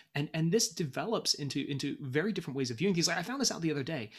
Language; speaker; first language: English; native; English